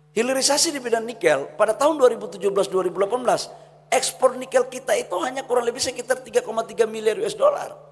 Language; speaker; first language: Indonesian; native; Indonesian